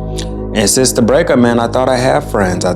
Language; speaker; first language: English; native; English